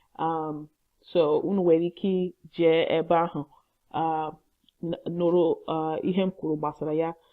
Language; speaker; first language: Igbo; non-native, learner; English